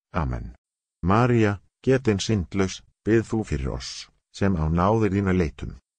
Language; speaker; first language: Icelandic; non-native, learner; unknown